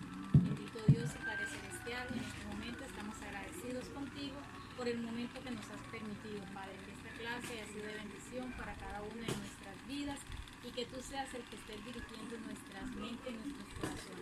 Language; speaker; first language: Spanish; native; Spanish